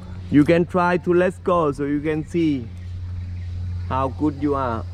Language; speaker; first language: English; non-native, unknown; Thai